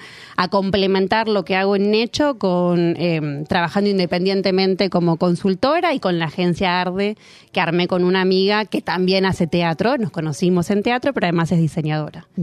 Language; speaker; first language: Spanish; native; Spanish